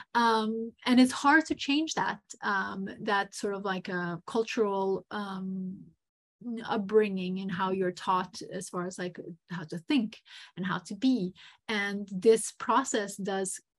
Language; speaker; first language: English; non-native, fluent; Serbian